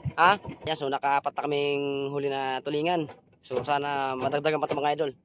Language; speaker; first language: Filipino; non-native, local second language; Bikol